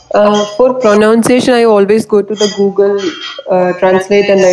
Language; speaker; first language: English; non-native, local second language; Hindi